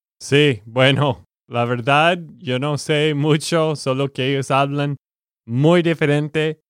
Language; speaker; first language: Spanish; non-native, learner; English